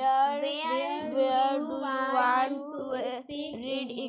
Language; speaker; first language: English; non-native, learner; Hindi